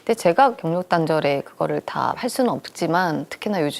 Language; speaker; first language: Korean; native; Korean